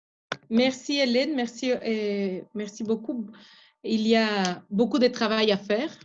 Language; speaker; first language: French; non-native, fluent; Spanish